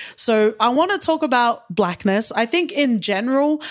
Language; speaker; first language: English; native; English